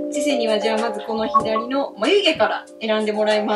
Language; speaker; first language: Japanese; native; Japanese